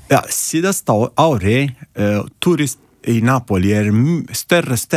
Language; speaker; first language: Icelandic; non-native, learner; Italian